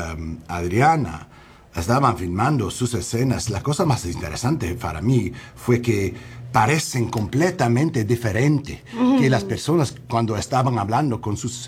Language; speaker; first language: Spanish; early bilingual, heritage; English